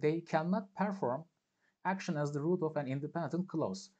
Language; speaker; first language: English; non-native, fluent; Turkish